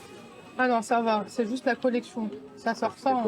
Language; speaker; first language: French; native; French